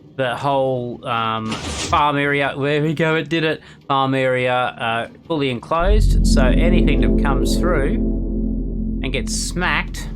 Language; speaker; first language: English; native; English